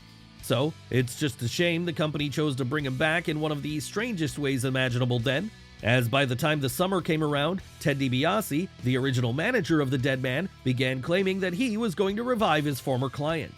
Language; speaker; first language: English; native; English